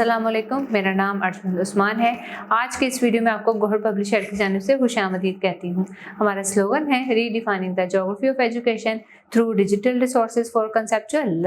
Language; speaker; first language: Urdu; native; Urdu